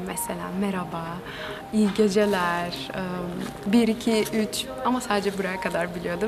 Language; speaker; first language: Turkish; non-native, fluent; Macedonian